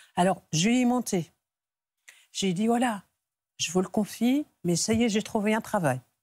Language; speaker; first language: French; non-native, local second language; Arabic